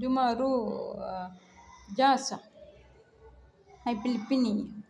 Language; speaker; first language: Arabic; non-native, learner; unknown